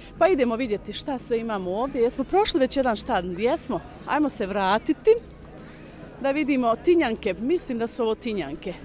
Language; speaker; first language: Bosnian; native; Bosnian